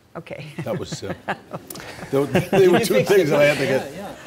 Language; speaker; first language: English; native; English